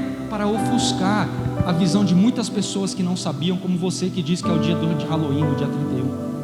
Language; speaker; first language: Portuguese; native; Portuguese